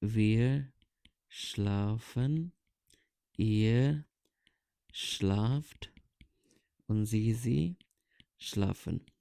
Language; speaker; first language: German; non-native, fluent; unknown